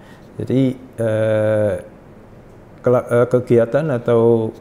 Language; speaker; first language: Indonesian; native; Indonesian